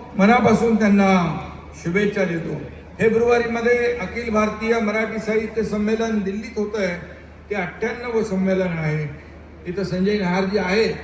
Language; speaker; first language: Marathi; native; Marathi